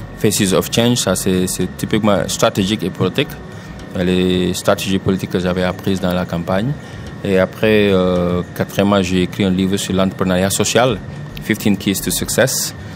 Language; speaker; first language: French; non-native, local second language; Wolof